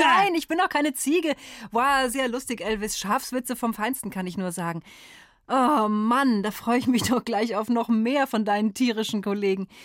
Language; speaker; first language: German; native; German